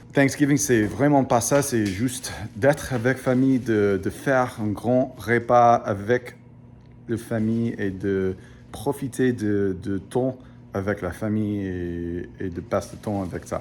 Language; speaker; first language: French; non-native, fluent; English